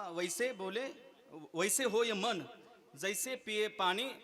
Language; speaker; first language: Hindi; non-native, local second language; Marathi